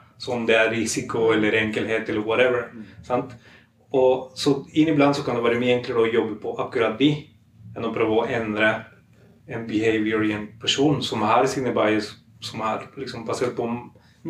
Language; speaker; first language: Norwegian; non-native, fluent; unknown